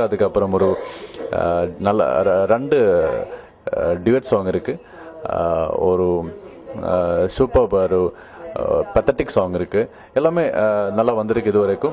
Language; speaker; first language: Tamil; non-native, learner; Malayalam